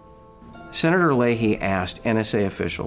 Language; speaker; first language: English; native; English